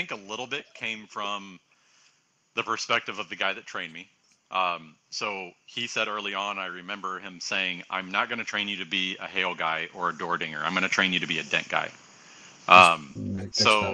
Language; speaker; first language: English; native; English